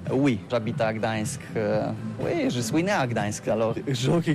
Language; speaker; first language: French; non-native, learner; Polish